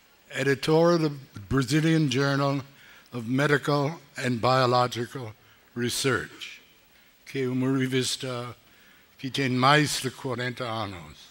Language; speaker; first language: Portuguese; non-native, learner; English